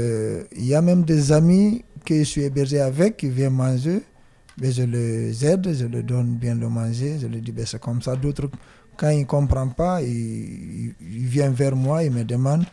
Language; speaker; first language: French; non-native, learner; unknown